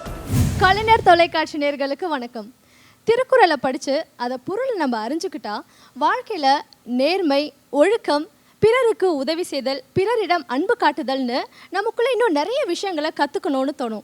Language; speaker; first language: Tamil; native; Tamil